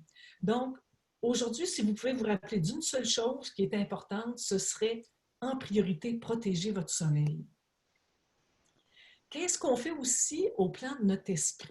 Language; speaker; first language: French; native; French